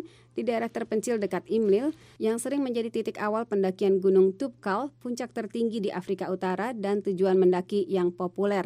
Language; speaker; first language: Indonesian; native; Indonesian